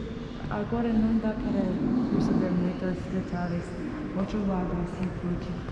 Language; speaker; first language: Portuguese; non-native, fluent; English